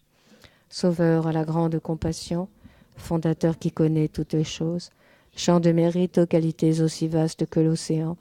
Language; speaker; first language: French; native; French